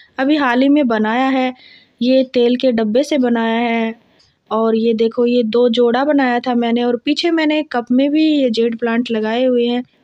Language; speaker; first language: Hindi; native; Hindi